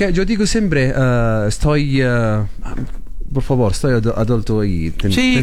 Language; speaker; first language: Spanish; non-native, learner; Arabic